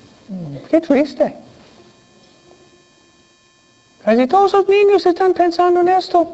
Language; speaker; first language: Spanish; non-native, fluent; English